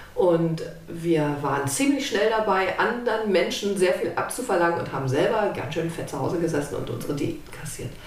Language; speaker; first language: German; native; German